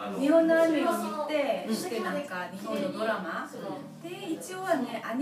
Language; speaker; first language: Japanese; non-native, fluent; Korean